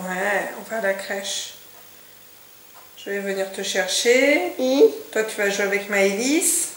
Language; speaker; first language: French; native; French